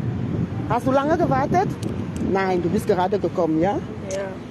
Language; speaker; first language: German; non-native, fluent; French